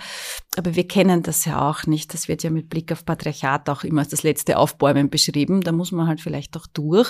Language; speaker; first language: German; native; German